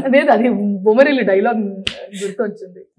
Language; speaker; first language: Telugu; non-native, learner; Tulu